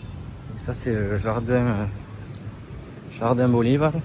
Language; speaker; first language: French; native; French